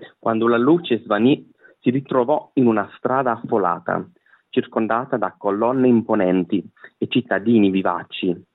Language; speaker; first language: Italian; non-native, fluent; English